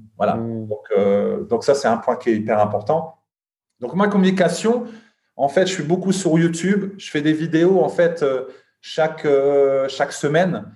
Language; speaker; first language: French; native; French